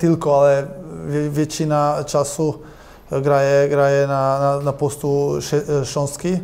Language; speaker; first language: Polish; non-native, learner; Croatian